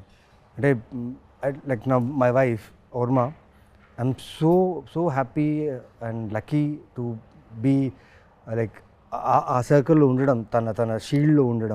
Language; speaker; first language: Telugu; native; Telugu